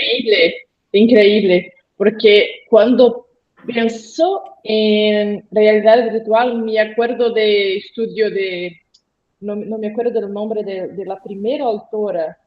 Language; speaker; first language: Spanish; non-native, learner; Portuguese